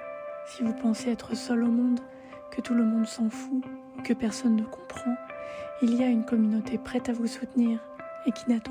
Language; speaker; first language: French; native; French